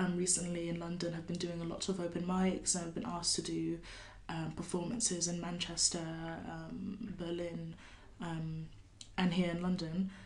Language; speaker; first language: English; native; English